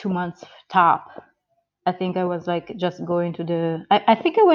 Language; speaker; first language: English; non-native, fluent; Italian